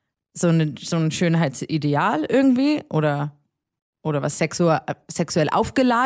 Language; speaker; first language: German; native; German